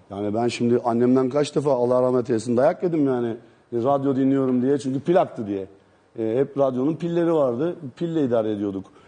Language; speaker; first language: Turkish; native; Turkish